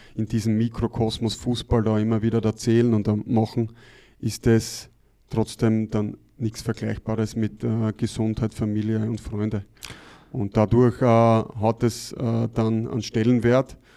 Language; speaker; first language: German; native; German